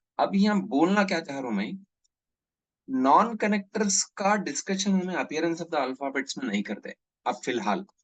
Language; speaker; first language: Hindi; non-native, local second language; Urdu